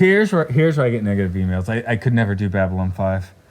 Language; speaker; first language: English; native; English